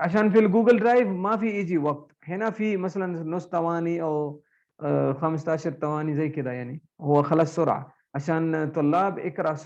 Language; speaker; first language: Arabic; non-native, learner; Urdu